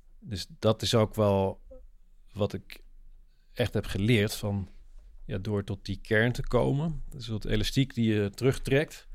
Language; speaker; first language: Dutch; native; Dutch